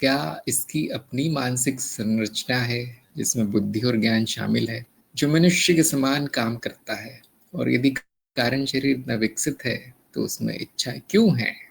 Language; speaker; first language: Hindi; native; Hindi